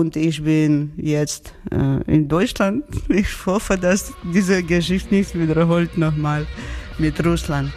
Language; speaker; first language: German; non-native, learner; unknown